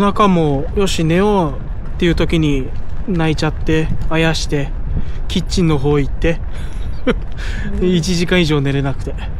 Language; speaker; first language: Japanese; native; Japanese